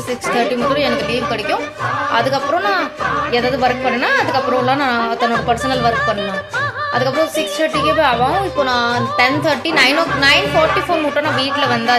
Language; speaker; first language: Tamil; early bilingual, heritage; Tamil